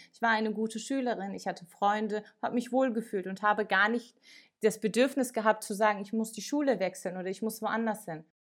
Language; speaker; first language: German; early bilingual, other home language; Turkish